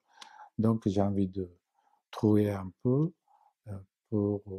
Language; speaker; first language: French; non-native, learner; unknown